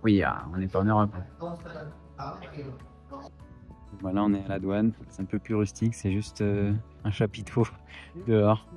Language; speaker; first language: French; native; French